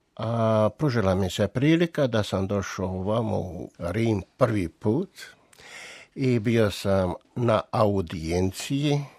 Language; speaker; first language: Croatian; native; Croatian